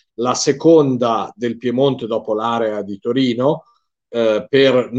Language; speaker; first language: Italian; native; Italian